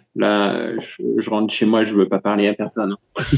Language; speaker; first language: French; native; French